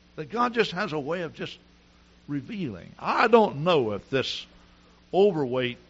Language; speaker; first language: English; native; English